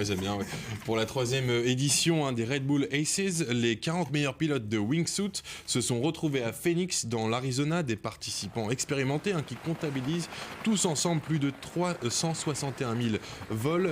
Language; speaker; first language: French; native; French